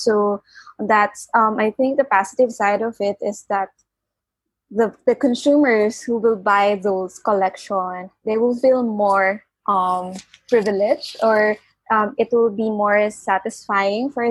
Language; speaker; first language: English; non-native, local second language; Filipino